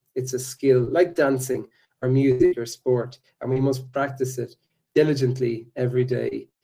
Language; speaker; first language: English; native; English